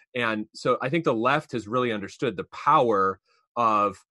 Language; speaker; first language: English; native; English